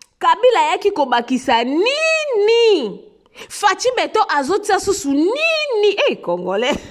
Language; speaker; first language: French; non-native, local second language; Lingala